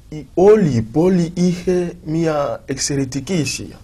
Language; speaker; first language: Greek; non-native, fluent; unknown